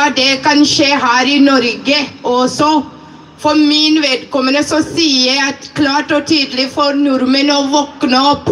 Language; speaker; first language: Norwegian; non-native, fluent; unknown